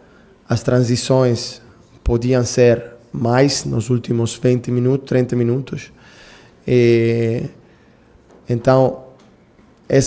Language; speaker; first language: Portuguese; non-native, fluent; Italian